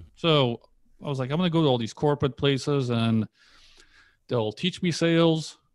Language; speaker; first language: English; early bilingual, other home language; Polish